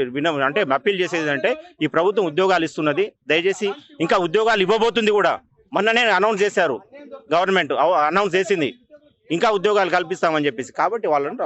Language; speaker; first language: Telugu; native; Telugu